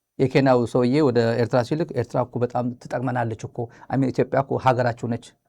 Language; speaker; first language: Amharic; native; Amharic